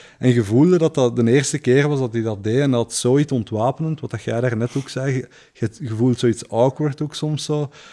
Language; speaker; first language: Dutch; native; Dutch